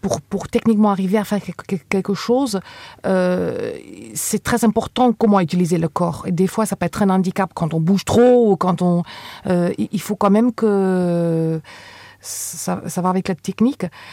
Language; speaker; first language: French; non-native, fluent; Afrikaans